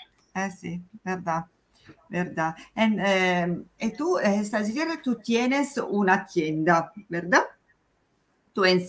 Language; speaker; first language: Spanish; non-native, fluent; Italian